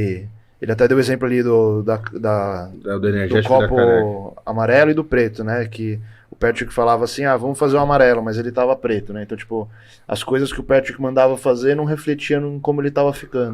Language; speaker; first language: Portuguese; native; Portuguese